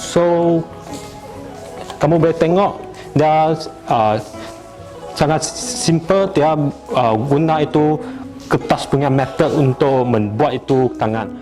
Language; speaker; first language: Indonesian; non-native, local second language; Chinese